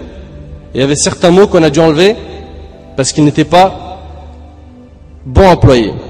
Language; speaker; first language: French; native; French